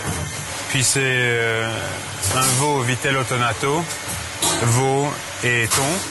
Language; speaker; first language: French; non-native, fluent; Swedish